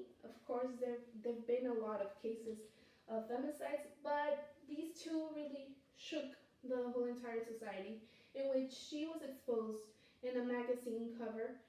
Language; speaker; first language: English; non-native, fluent; Spanish